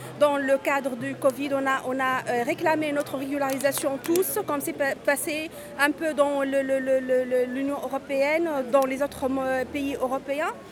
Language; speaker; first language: French; non-native, local second language; Arabic